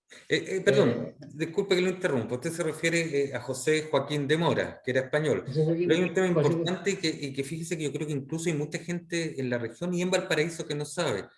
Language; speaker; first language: Spanish; native; Spanish